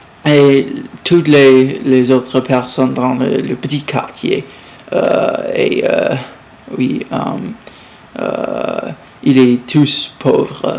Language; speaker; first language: French; non-native, learner; English